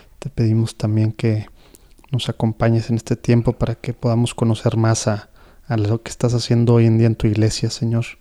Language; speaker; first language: Spanish; native; Spanish